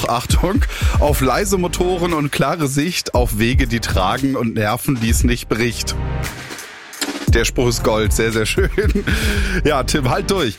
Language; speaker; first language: German; native; German